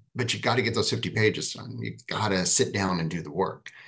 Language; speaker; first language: English; native; English